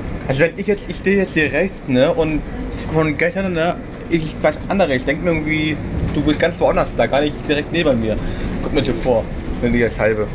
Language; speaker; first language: German; native; German